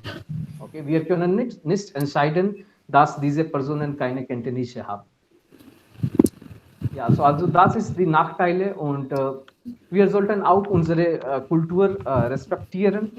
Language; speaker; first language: German; non-native, fluent; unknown